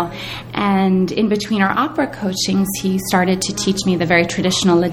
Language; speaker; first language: English; native; English